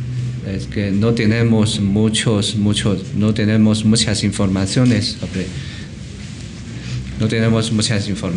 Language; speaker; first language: Spanish; non-native, learner; Chinese